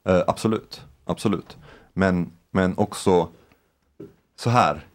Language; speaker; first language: Swedish; non-native, fluent; Arabic